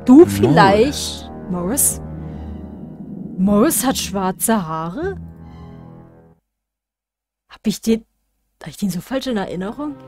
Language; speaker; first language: German; native; German